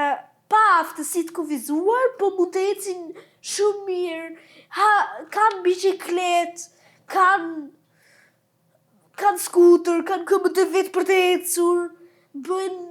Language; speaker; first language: Albanian; early bilingual, heritage; Albanian